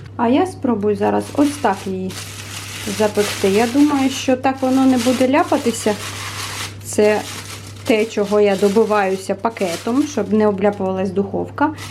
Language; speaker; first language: Ukrainian; native; Ukrainian